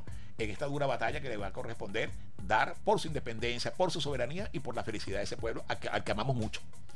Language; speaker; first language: Spanish; native; Spanish